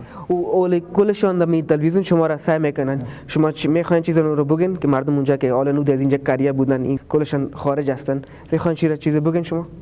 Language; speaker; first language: Persian; non-native, local second language; Punjabi